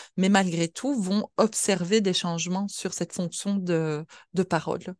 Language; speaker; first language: French; native; French